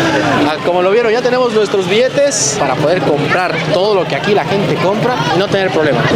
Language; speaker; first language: Spanish; native; Spanish